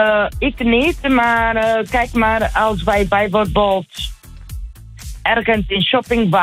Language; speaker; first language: Dutch; non-native, learner; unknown